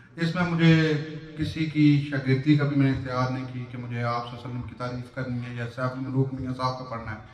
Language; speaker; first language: Urdu; non-native, local second language; Pahari-Potwari